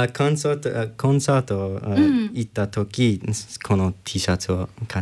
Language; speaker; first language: Japanese; non-native, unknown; English